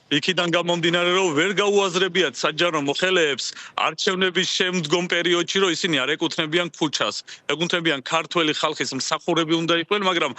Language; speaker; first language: Georgian; native; Georgian